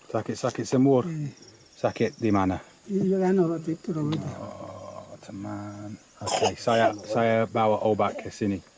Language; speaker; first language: Indonesian; non-native, learner; English